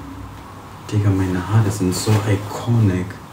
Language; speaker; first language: German; early bilingual, other home language; Polish